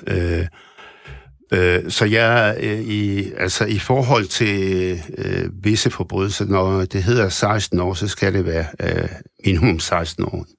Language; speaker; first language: Danish; early bilingual, other home language; Arabic